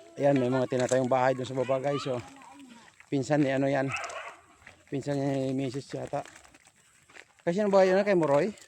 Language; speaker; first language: Filipino; non-native, local second language; Aklanon